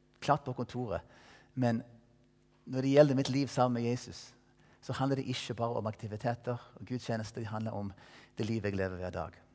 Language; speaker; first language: Norwegian; non-native, fluent; English